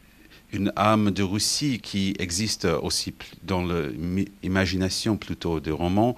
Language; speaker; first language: French; non-native, fluent; English